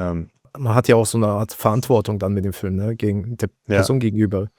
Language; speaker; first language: German; native; German